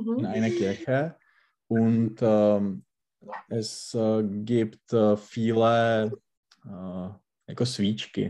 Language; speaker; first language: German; non-native, learner; Czech